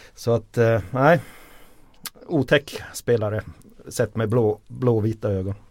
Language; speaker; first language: Swedish; early bilingual, other home language; Finnish